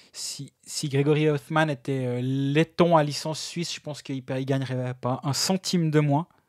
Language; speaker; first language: French; native; French